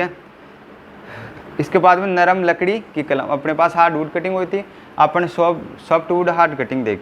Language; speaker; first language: Hindi; native; Hindi